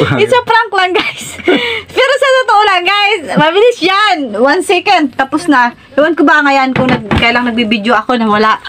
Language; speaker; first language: Filipino; non-native, local second language; Hiligaynon